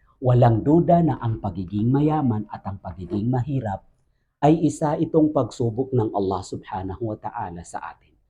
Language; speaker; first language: Filipino; non-native, local second language; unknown